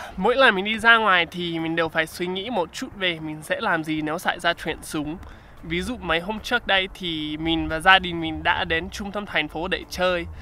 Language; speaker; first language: Vietnamese; non-native, fluent; English